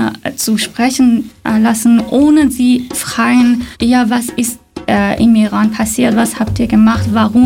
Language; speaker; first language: German; non-native, fluent; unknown